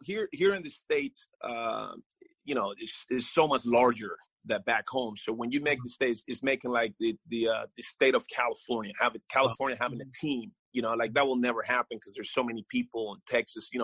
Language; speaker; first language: English; non-native, fluent; Spanish